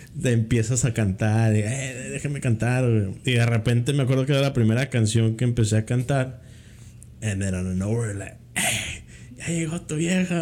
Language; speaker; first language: Spanish; early bilingual, heritage; Spanish